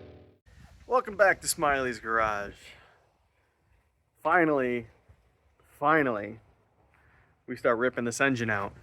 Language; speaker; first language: English; native; English